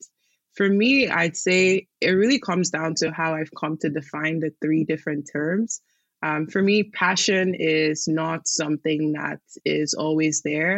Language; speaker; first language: English; non-native, local second language; Igbo